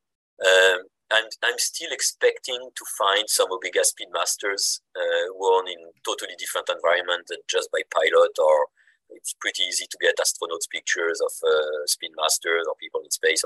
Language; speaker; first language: English; non-native, fluent; French